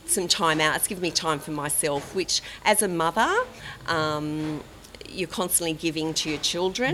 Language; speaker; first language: English; native; English